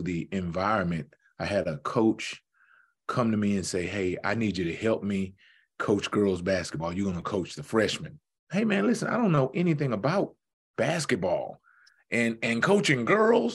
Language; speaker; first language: English; native; English